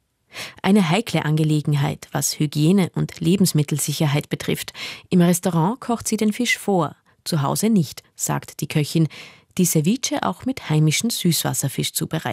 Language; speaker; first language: German; native; German